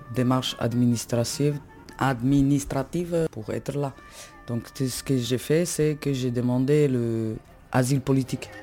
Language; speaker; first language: French; non-native, fluent; Slovak